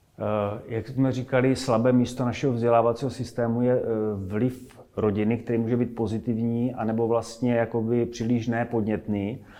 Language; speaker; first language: Czech; native; Czech